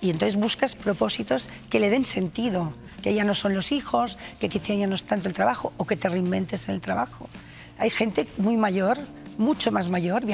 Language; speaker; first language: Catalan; non-native, local second language; Spanish